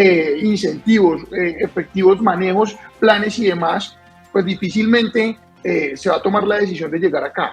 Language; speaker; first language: Spanish; native; Spanish